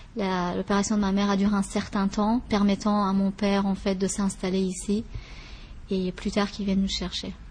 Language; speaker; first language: French; early bilingual, other home language; Persian